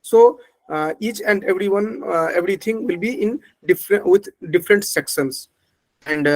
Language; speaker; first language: English; non-native, local second language; Hindi